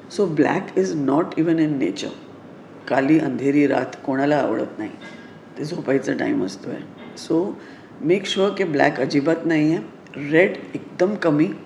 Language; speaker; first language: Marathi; non-native, local second language; Sindhi